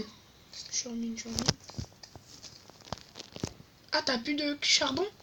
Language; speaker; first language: French; native; French